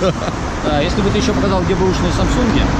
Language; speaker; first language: Russian; native; Russian